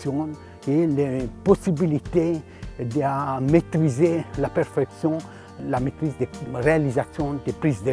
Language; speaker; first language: French; non-native, fluent; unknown